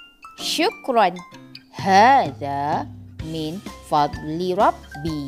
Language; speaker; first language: Arabic; non-native, fluent; Malay